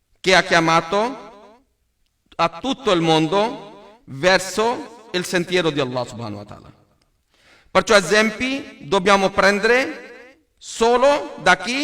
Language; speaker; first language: Italian; non-native, learner; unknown